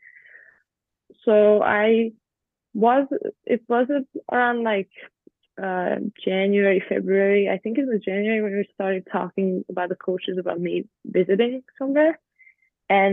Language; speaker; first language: English; non-native, fluent; Hungarian